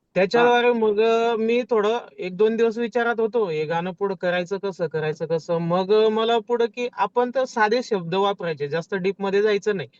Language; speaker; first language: Marathi; native; Marathi